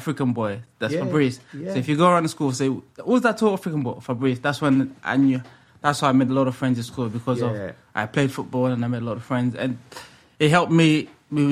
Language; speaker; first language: English; early bilingual, other home language; French